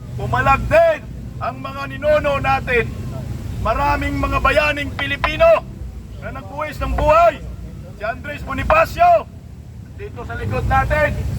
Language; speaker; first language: Filipino; non-native, local second language; Cebuano